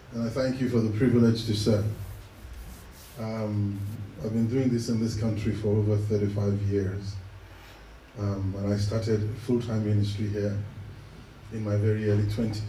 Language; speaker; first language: English; non-native, local second language; Yoruba